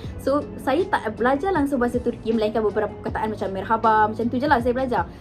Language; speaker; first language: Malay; native; Malay